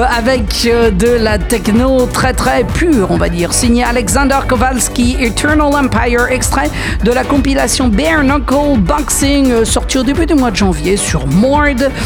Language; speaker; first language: French; native; French